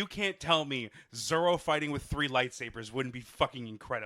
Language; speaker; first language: English; native; English